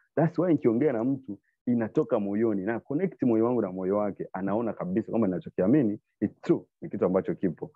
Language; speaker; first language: Swahili; native; Swahili